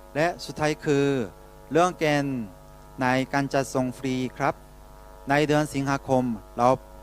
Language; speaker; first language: Thai; non-native, fluent; Korean